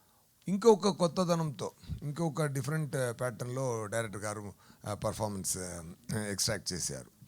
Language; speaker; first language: Telugu; non-native, learner; Tamil